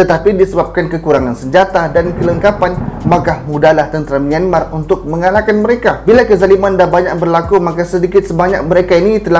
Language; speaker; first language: Malay; native; Malay